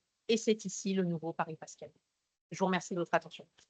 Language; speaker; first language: French; native; French